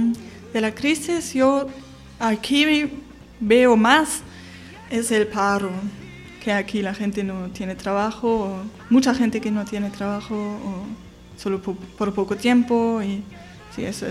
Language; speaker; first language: Spanish; non-native, fluent; German